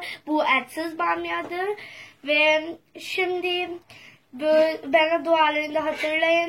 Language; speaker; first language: Turkish; non-native, learner; Urdu